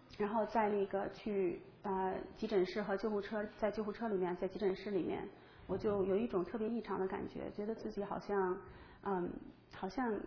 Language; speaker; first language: Chinese; native; Chinese